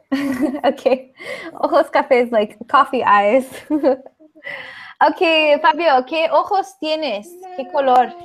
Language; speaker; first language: Spanish; non-native, fluent; English